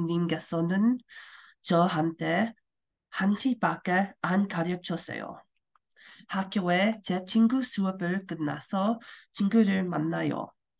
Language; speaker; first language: Korean; non-native, learner; English